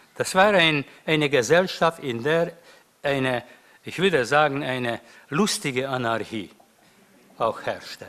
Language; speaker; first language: German; non-native, fluent; Hungarian